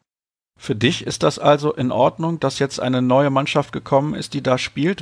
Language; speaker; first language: German; native; German